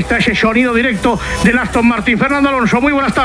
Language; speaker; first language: Spanish; native; Spanish